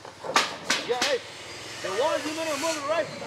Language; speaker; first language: English; non-native, learner; Spanish